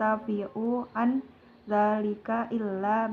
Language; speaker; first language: Arabic; non-native, learner; Indonesian